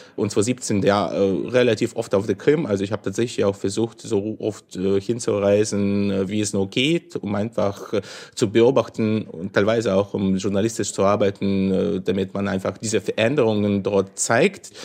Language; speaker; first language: German; non-native, fluent; Russian